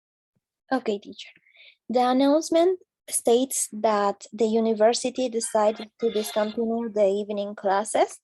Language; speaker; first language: English; non-native, learner; Spanish